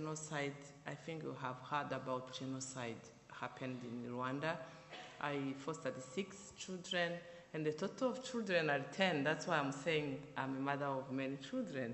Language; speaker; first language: English; non-native, local second language; Kinyarwanda